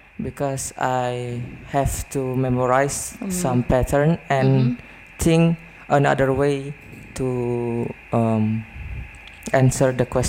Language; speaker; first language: English; non-native, learner; Indonesian